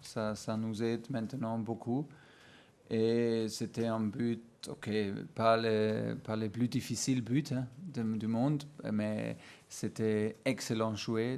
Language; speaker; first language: French; non-native, fluent; German